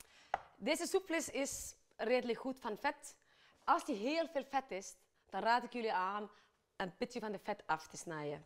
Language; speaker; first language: Dutch; non-native, fluent; Icelandic